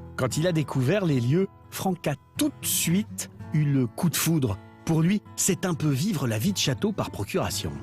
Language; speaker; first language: French; native; French